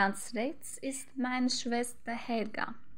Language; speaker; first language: German; non-native, learner; Turkish